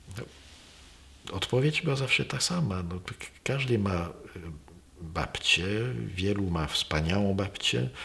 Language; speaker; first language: Polish; early bilingual, heritage; French